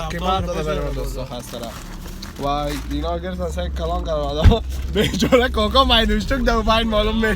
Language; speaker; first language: Persian; native; Persian